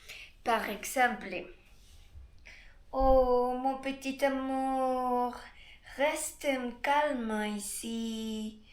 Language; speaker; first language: French; non-native, learner; Spanish